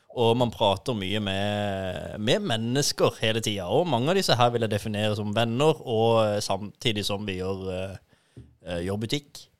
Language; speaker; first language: Norwegian; native; Norwegian